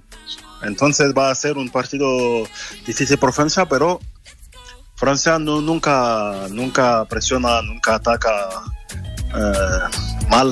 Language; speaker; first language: Spanish; non-native, fluent; French